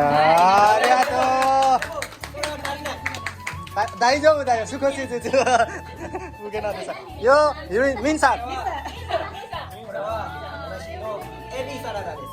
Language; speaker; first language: Japanese; non-native, learner; Nepali